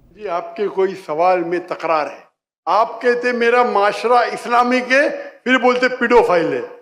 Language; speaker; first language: Urdu; non-native, local second language; Konkani